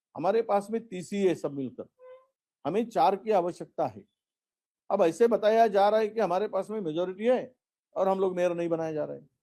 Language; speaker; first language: Hindi; non-native, local second language; Marathi